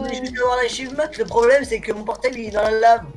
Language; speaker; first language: French; native; French